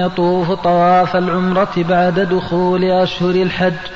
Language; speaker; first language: Arabic; native; Arabic